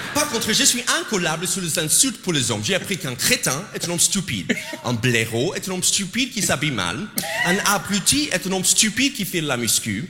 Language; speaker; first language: French; non-native, fluent; English